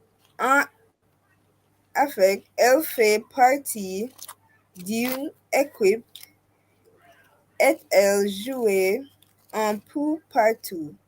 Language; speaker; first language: French; non-native, learner; English